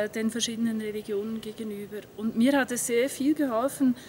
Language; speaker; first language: German; native; German